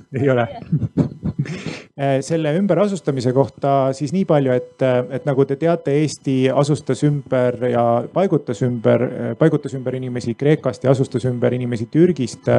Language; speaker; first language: Estonian; native; Estonian